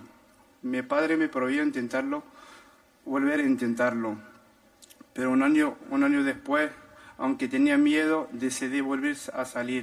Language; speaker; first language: Spanish; non-native, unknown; Arabic